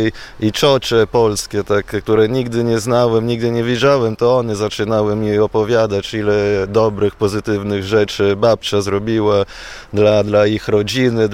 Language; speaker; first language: Polish; non-native, fluent; Italian